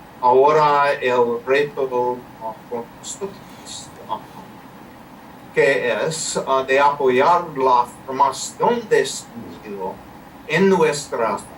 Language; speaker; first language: Spanish; non-native, fluent; English